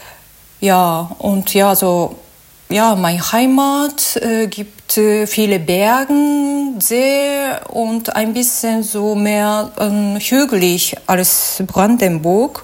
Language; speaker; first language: German; non-native, learner; Japanese